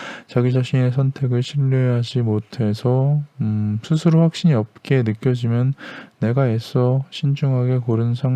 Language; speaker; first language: Korean; native; Korean